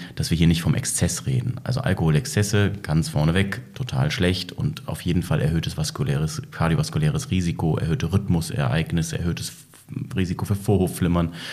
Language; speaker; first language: German; native; German